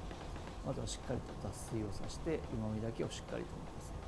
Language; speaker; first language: Japanese; native; Japanese